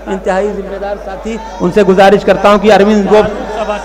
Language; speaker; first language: Urdu; native; Urdu